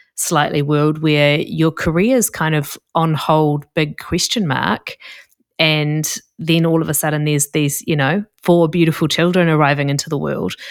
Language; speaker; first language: English; native; English